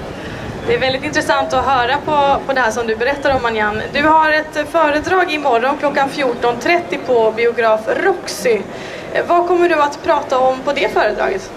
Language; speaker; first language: Swedish; native; Swedish